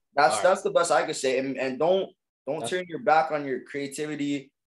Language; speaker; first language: English; native; English